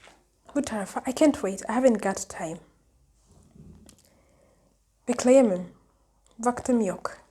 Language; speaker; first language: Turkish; non-native, fluent; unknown